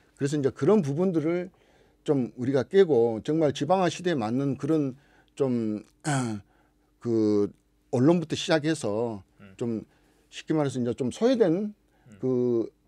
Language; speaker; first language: Korean; native; Korean